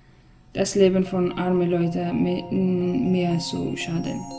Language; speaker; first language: German; non-native, learner; Persian